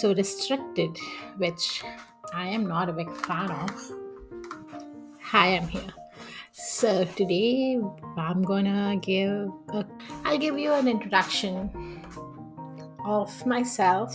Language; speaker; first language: English; non-native, local second language; Telugu